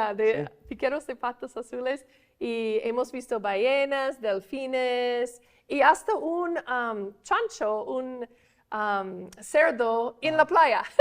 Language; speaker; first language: Spanish; non-native, fluent; English